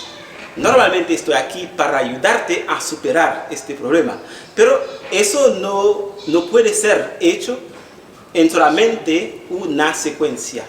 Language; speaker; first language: Spanish; non-native, fluent; Haitian Creole